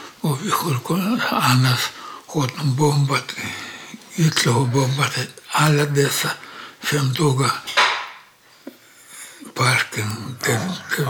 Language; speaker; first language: Swedish; non-native, learner; Polish